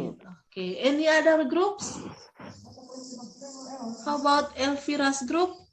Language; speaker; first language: English; non-native, learner; Indonesian